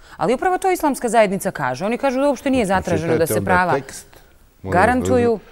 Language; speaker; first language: Croatian; native; Croatian